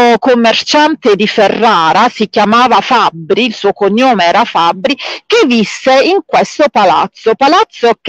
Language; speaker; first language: Italian; native; Italian